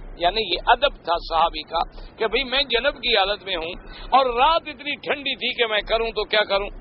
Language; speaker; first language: Urdu; native; Urdu